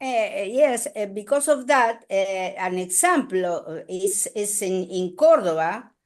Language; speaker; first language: English; non-native, learner; Spanish